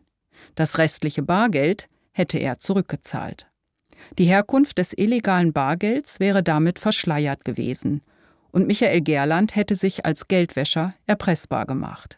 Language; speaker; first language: German; native; German